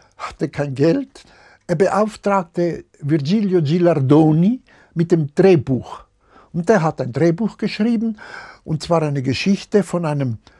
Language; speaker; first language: German; early bilingual, other home language; Italian